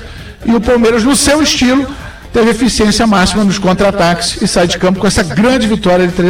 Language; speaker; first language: Portuguese; native; Portuguese